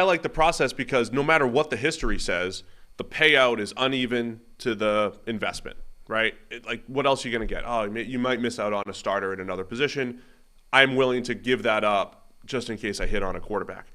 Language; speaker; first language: English; native; English